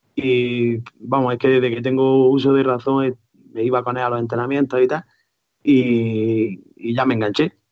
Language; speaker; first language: Spanish; native; Spanish